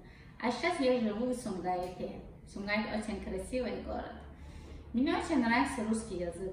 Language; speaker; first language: Russian; non-native, learner; Azerbaijani